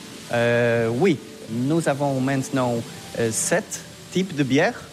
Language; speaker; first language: French; non-native, learner; Polish